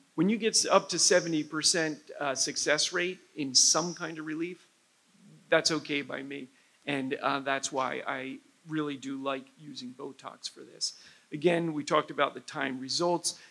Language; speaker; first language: English; native; English